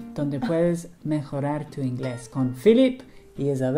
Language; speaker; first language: Spanish; non-native, fluent; English